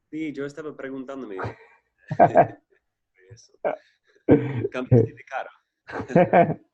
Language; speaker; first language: Spanish; non-native, fluent; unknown